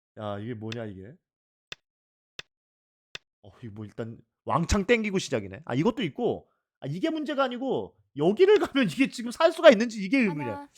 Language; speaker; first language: Korean; native; Korean